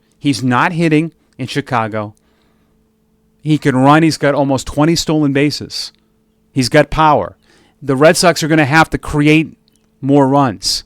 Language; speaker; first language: English; native; English